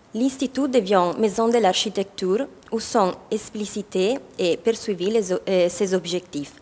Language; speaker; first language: French; non-native, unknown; Italian